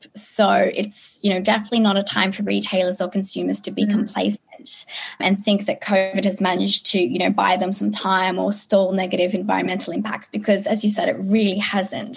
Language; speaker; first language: English; native; English